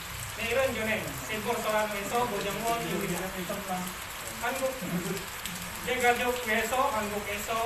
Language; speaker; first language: Korean; non-native, learner; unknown